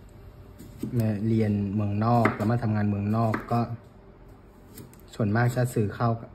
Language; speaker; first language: Thai; non-native, fluent; Vietnamese